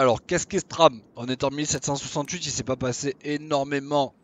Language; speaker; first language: French; native; French